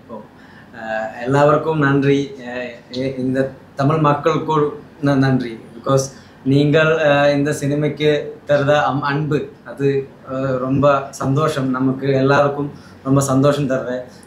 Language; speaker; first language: Tamil; non-native, learner; Malayalam